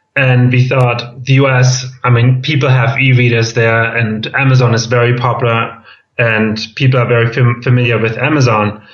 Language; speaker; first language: English; non-native, fluent; German